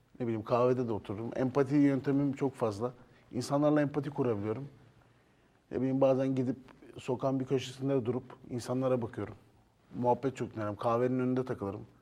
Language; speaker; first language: Turkish; native; Turkish